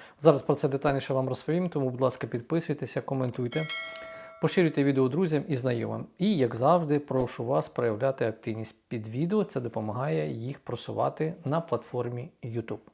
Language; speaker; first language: Ukrainian; native; Ukrainian